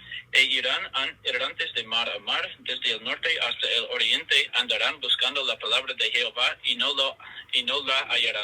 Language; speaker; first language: Spanish; non-native, fluent; English